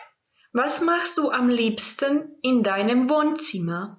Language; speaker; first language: German; non-native, fluent; Croatian